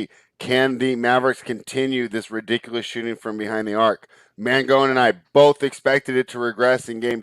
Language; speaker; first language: English; native; English